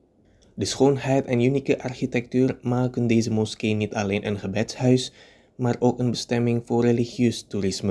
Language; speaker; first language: Dutch; non-native, fluent; Indonesian